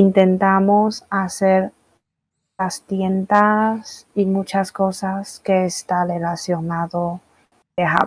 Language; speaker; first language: Spanish; non-native, fluent; Chinese